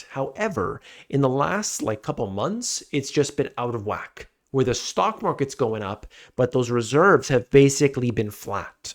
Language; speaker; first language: English; native; English